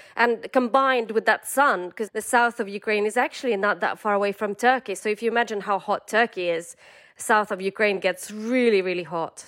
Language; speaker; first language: English; non-native, fluent; Russian